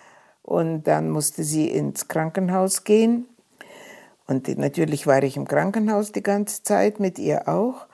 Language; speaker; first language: German; non-native, fluent; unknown